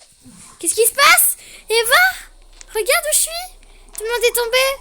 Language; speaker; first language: French; native; French